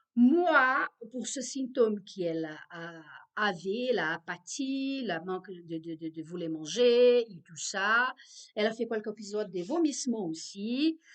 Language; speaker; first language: French; non-native, fluent; Portuguese